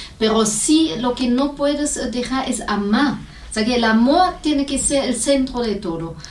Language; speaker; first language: Spanish; non-native, fluent; German